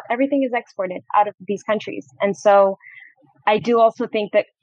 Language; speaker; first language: English; non-native, fluent; Arabic